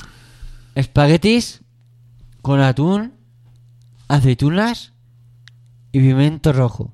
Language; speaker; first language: Spanish; native; Spanish